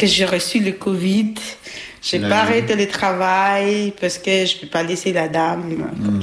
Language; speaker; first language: French; non-native, learner; Albanian